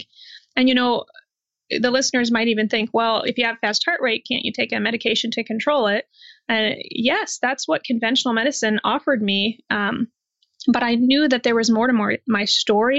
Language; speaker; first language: English; native; English